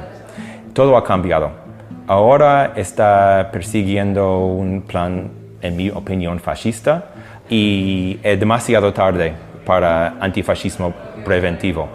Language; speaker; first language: Spanish; non-native, fluent; English